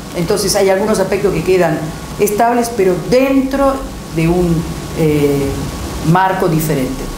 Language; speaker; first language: Spanish; non-native, fluent; Italian